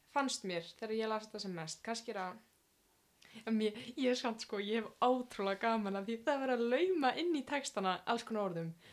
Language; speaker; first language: Icelandic; native; Icelandic